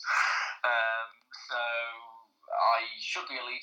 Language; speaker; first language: English; native; English